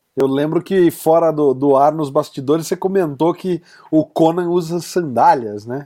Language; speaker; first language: Portuguese; native; Portuguese